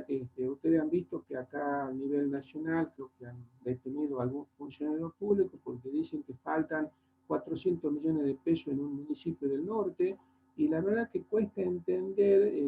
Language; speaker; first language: Spanish; native; Spanish